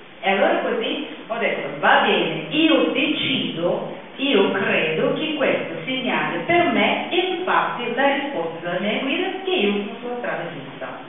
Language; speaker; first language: Italian; non-native, fluent; Russian